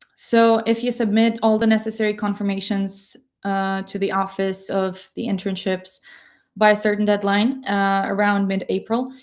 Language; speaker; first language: English; non-native, fluent; Ukrainian